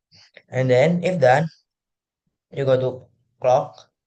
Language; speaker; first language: English; non-native, learner; Indonesian